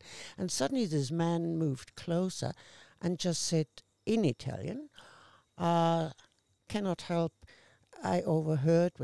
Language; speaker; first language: English; non-native, fluent; German